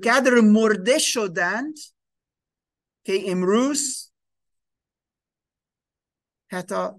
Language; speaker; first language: Persian; non-native, fluent; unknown